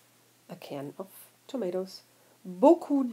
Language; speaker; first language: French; non-native, fluent; English